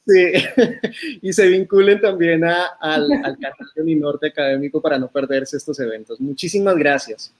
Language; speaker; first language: Spanish; native; Spanish